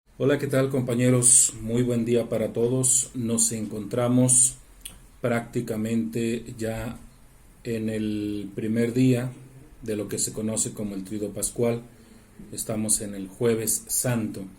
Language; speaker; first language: Spanish; native; Spanish